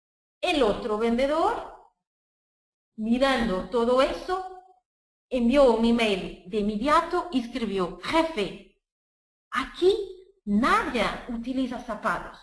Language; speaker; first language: Spanish; non-native, fluent; Portuguese